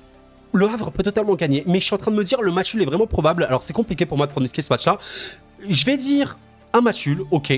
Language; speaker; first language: French; native; French